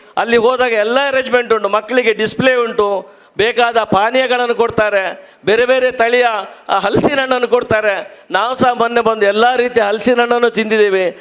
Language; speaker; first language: Kannada; non-native, local second language; Tulu